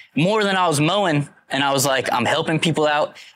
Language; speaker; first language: English; native; English